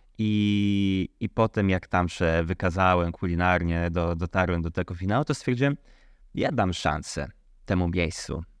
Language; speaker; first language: Polish; early bilingual, heritage; Polish